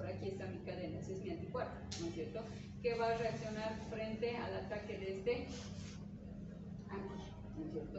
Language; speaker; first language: Spanish; native; Spanish